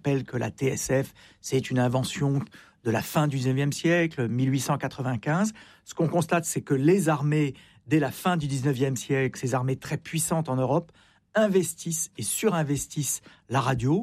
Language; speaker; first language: French; native; French